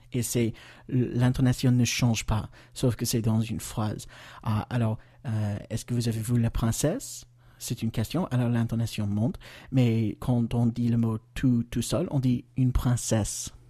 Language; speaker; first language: French; non-native, fluent; English